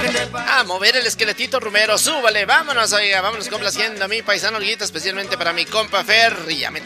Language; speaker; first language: Spanish; native; Spanish